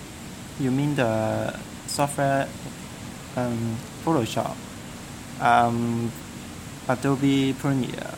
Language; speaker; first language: English; non-native, learner; Cantonese